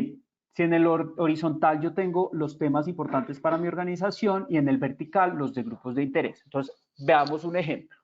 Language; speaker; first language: Spanish; native; Spanish